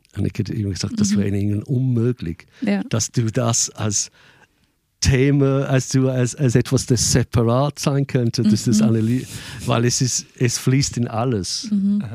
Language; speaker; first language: German; non-native, fluent; English